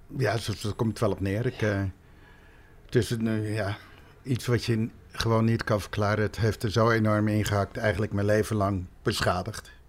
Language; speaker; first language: Dutch; native; Dutch